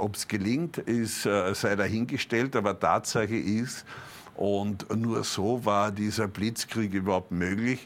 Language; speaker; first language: German; native; German